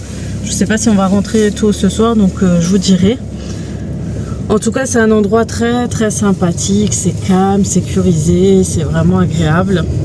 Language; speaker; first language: French; native; French